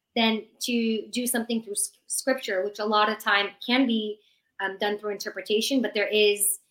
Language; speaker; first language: English; early bilingual, other home language; Persian